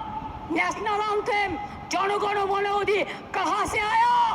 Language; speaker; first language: Hindi; non-native, local second language; Bangla